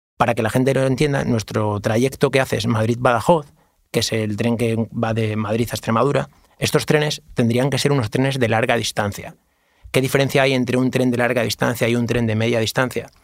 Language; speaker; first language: Spanish; native; Spanish